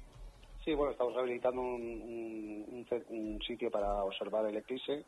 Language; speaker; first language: Spanish; native; Spanish